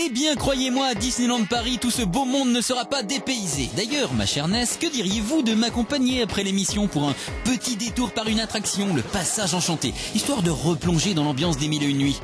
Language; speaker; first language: French; native; French